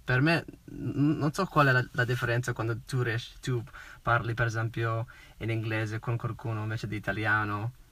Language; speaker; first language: Italian; non-native, fluent; English